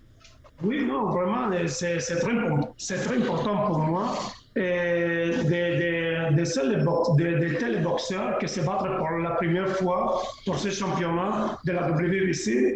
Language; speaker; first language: French; non-native, local second language; Spanish